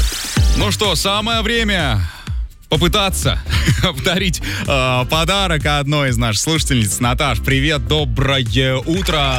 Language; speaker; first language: Russian; native; Russian